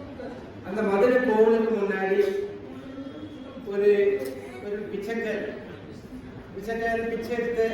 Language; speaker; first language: Tamil; non-native, learner; Malayalam